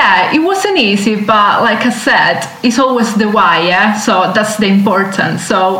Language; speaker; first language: English; non-native, fluent; Italian